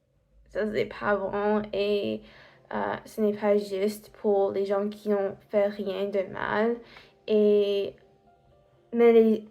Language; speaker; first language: French; non-native, learner; English